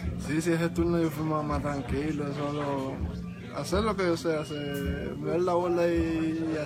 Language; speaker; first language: Spanish; non-native, local second language; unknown